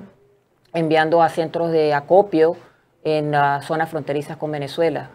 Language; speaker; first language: Spanish; native; Spanish